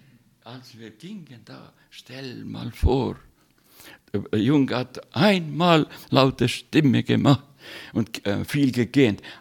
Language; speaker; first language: German; non-native, learner; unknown